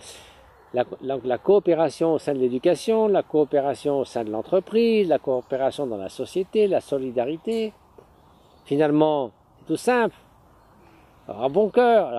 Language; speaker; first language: French; native; French